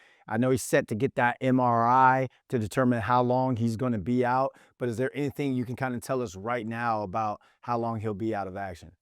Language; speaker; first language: English; native; English